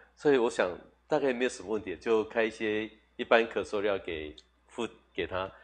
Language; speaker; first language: Chinese; native; Chinese